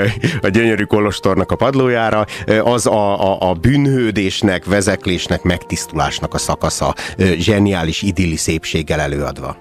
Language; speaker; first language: Hungarian; native; Hungarian